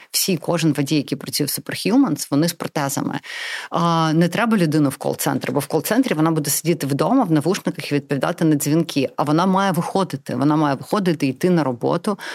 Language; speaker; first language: Ukrainian; non-native, local second language; Russian